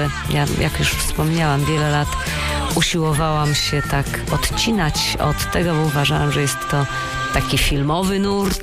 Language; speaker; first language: Polish; native; Polish